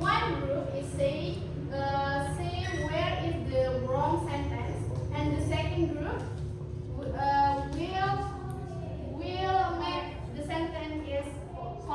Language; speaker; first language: English; non-native, learner; Indonesian